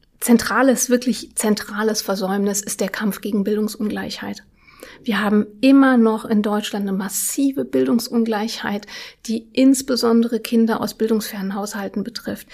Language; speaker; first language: German; early bilingual, other home language; Russian